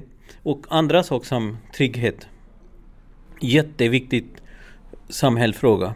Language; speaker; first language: Swedish; non-native, learner; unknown